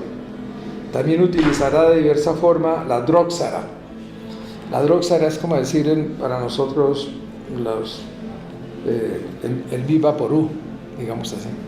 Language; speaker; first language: Spanish; native; Spanish